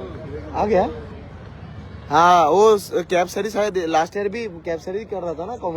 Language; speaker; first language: Hindi; non-native, local second language; Bangla